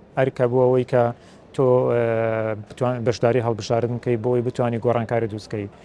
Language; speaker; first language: Central Kurdish; native; Central Kurdish